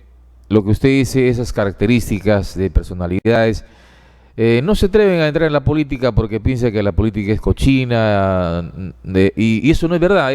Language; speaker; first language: Spanish; native; Spanish